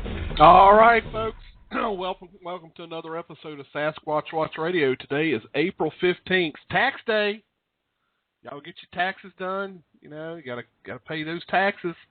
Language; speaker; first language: English; native; English